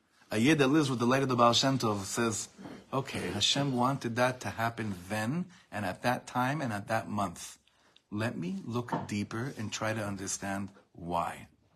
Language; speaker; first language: English; native; English